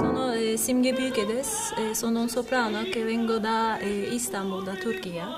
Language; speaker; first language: Italian; non-native, fluent; Turkish